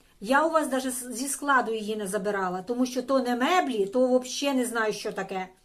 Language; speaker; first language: Ukrainian; non-native, local second language; Russian